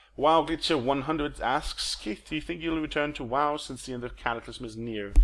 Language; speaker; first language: English; non-native, fluent; Danish